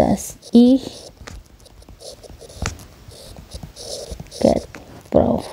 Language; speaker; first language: German; non-native, fluent; Indonesian